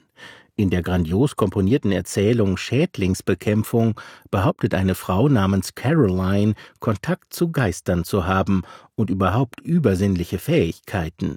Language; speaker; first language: German; native; German